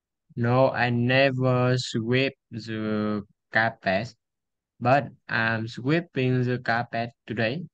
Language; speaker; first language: English; non-native, learner; Vietnamese